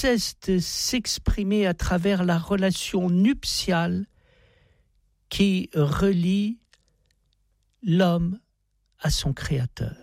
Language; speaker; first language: French; native; French